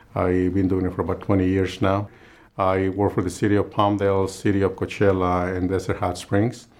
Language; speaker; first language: English; non-native, fluent; Spanish